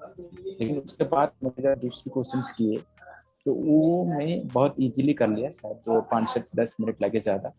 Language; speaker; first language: Hindi; non-native, local second language; Odia